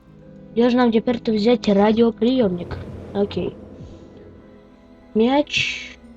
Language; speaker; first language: Russian; native; Russian